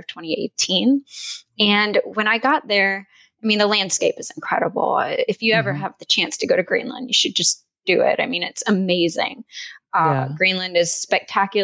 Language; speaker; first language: English; native; English